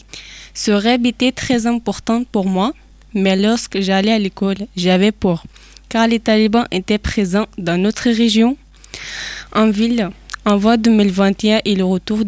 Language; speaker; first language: French; non-native, fluent; Persian